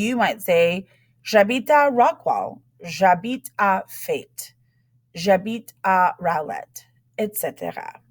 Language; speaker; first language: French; non-native, fluent; English